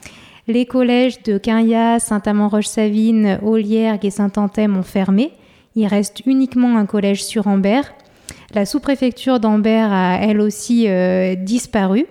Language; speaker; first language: French; native; French